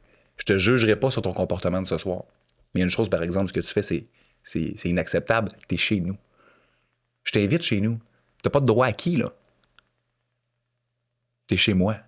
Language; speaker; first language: French; native; French